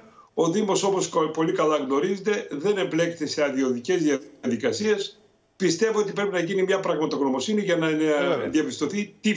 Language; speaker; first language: Greek; native; Greek